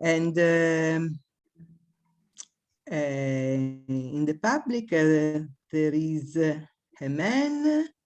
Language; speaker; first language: English; non-native, learner; Italian